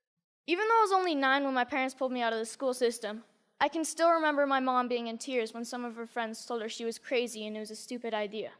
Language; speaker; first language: English; native; English